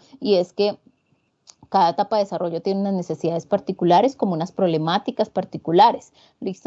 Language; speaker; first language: Spanish; native; Spanish